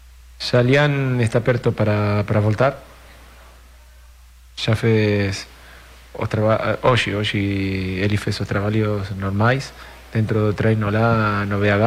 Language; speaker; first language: Portuguese; non-native, fluent; Spanish